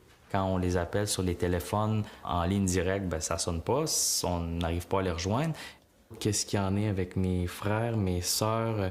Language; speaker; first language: French; non-native, fluent; Uyghur